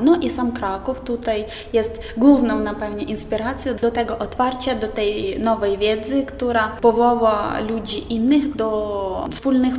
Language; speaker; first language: Polish; non-native, fluent; Ukrainian